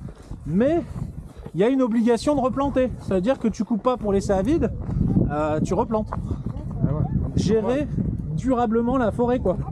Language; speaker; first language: French; native; French